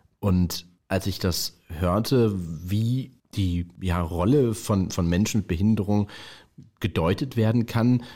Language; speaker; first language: German; native; German